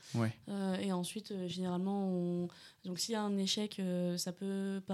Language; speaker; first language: French; native; French